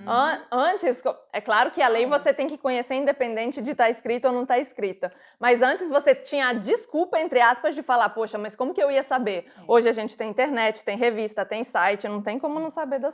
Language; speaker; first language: Portuguese; early bilingual, heritage; Italian